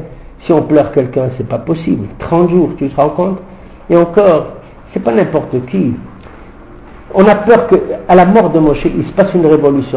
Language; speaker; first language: French; native; French